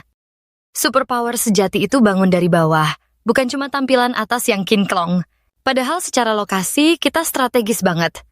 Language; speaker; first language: Indonesian; native; Indonesian